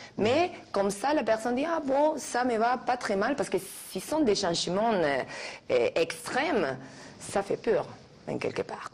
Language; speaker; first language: French; non-native, fluent; Spanish